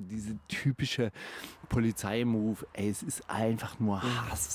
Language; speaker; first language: German; native; German